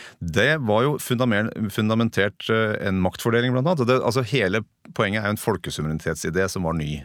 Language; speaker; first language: Norwegian; native; Norwegian